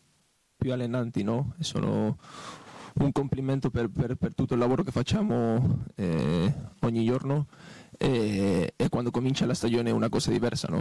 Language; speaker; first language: Italian; non-native, fluent; Spanish